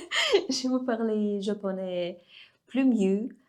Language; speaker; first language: French; non-native, learner; Russian